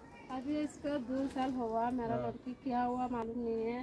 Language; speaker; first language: Hindi; non-native, local second language; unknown